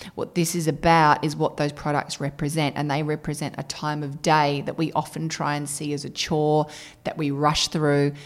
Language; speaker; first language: English; native; English